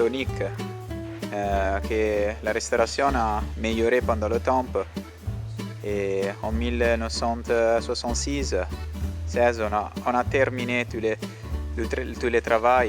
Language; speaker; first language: French; non-native, learner; Italian